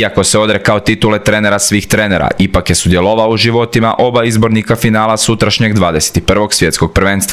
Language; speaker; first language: Croatian; native; Croatian